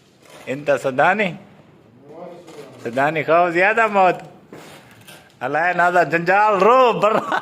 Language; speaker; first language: Arabic; non-native, learner; Urdu